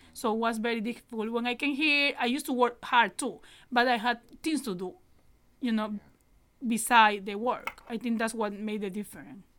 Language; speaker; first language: English; non-native, learner; Spanish